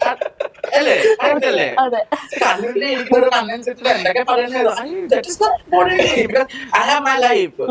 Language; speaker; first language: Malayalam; non-native, local second language; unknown